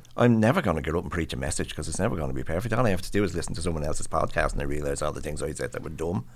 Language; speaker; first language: English; native; English